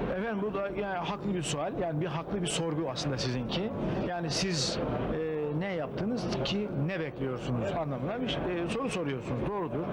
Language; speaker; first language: Turkish; native; Turkish